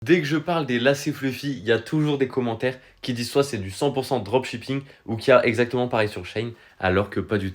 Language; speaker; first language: French; native; French